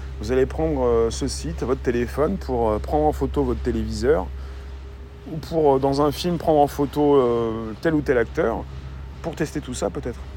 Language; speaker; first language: French; native; French